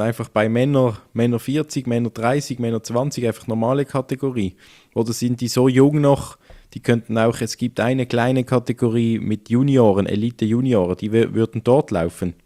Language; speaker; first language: German; native; German